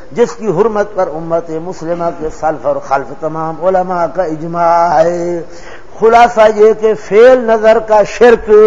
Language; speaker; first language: Urdu; non-native, local second language; Saraiki